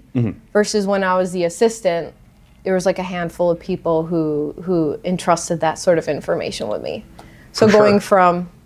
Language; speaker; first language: English; native; English